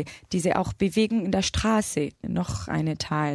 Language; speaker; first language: German; non-native, fluent; Arabic